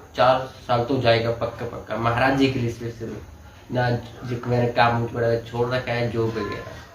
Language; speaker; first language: Hindi; native; Hindi